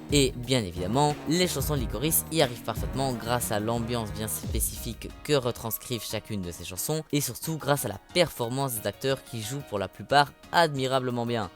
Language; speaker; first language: French; native; French